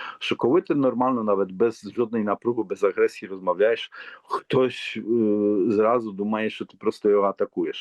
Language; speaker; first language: Polish; non-native, learner; Ukrainian